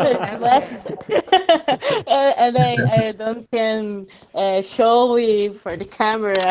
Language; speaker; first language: English; non-native, fluent; Portuguese